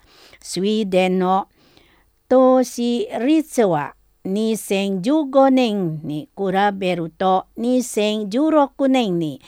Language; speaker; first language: Japanese; non-native, fluent; Indonesian